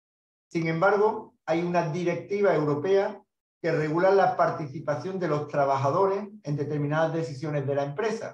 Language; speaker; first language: Spanish; native; Spanish